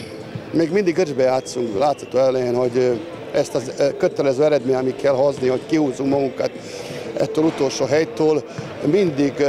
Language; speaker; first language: Hungarian; non-native, learner; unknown